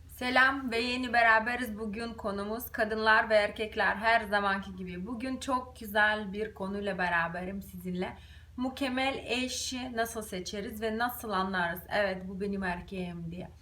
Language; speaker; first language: Turkish; non-native, fluent; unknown